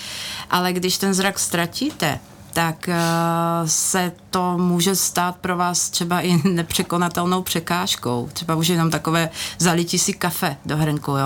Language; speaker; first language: Czech; native; Czech